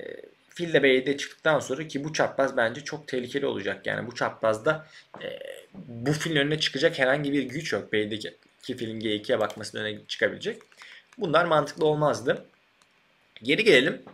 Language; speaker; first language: Turkish; native; Turkish